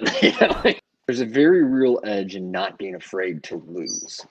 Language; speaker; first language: English; native; English